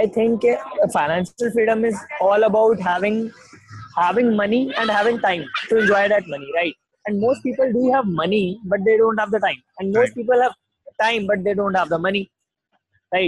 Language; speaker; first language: English; non-native, local second language; Hindi